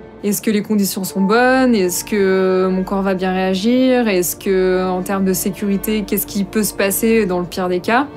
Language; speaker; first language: French; native; French